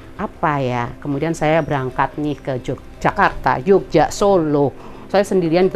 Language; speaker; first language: Indonesian; native; Indonesian